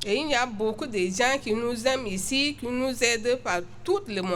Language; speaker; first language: French; non-native, local second language; Sango